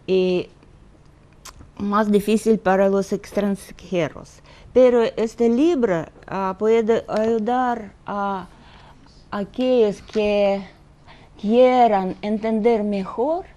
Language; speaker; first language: Spanish; non-native, fluent; Russian